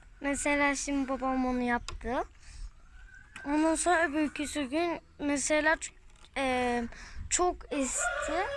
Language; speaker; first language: Turkish; early bilingual, heritage; Turkish